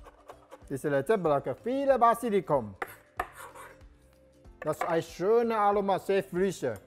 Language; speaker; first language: German; non-native, learner; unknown